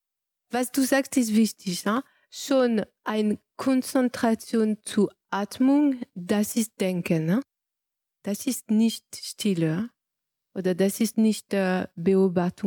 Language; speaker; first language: German; non-native, fluent; French